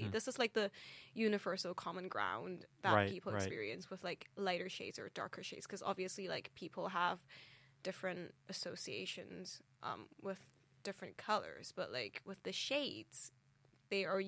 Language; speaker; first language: English; non-native, local second language; Cantonese